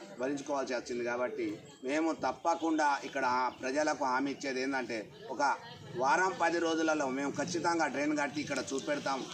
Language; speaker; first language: Telugu; native; Telugu